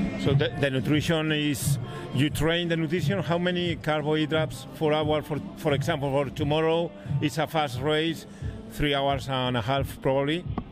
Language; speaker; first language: English; non-native, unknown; Spanish